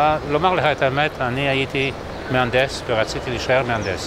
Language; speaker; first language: Hebrew; non-native, fluent; Polish